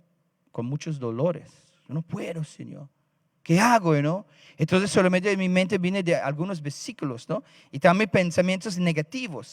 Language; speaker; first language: Spanish; non-native, fluent; English